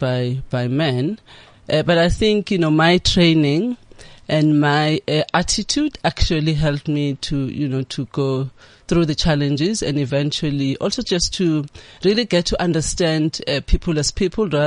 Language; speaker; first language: English; non-native, local second language; Zulu